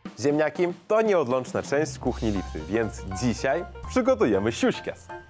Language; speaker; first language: Polish; native; Polish